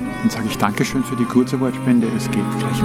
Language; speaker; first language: German; native; German